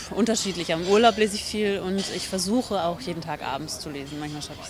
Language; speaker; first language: German; native; German